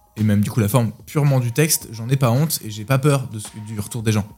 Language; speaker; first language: French; native; French